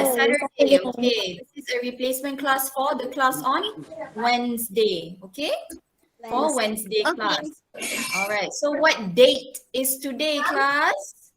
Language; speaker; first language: English; non-native, local second language; Malay